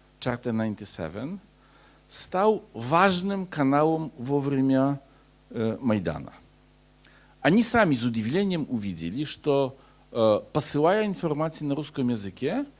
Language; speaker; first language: Russian; non-native, fluent; Polish